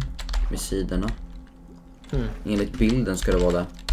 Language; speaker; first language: Swedish; native; Swedish